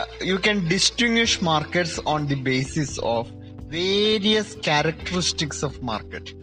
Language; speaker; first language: English; non-native, local second language; Malayalam